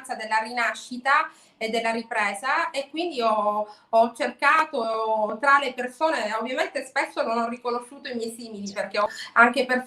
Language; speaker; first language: Italian; native; Italian